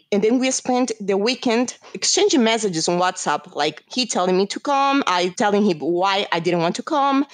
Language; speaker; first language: English; non-native, fluent; Spanish